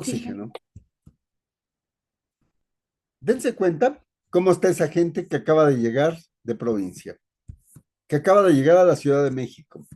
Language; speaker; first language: Spanish; native; Spanish